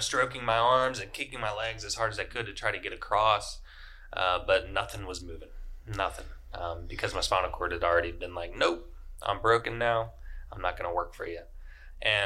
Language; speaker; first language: English; native; English